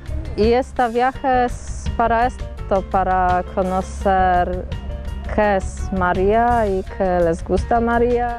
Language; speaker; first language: Spanish; non-native, learner; Polish